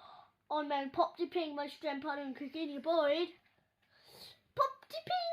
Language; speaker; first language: Welsh; non-native, local second language; English